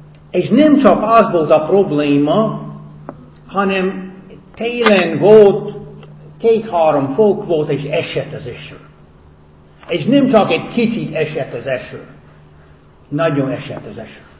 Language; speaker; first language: Hungarian; non-native, fluent; English